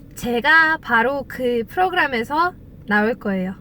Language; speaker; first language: Korean; non-native, fluent; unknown